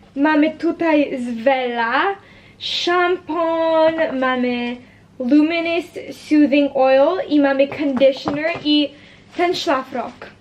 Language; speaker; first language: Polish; early bilingual, heritage; Polish